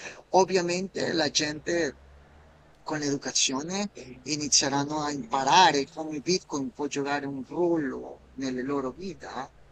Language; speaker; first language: Italian; non-native, fluent; Spanish